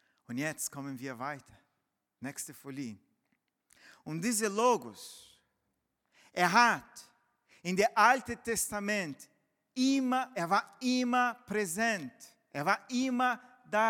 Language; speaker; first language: German; non-native, fluent; Portuguese